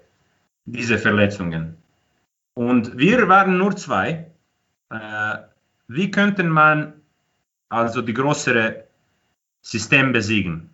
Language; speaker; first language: German; non-native, fluent; Croatian